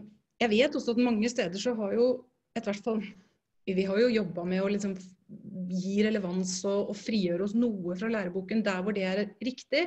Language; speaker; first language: Norwegian; native; Norwegian